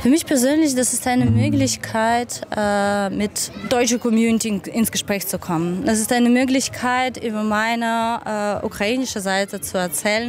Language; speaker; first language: German; non-native, fluent; Ukrainian